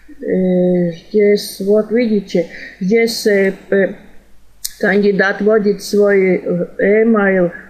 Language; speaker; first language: Russian; non-native, fluent; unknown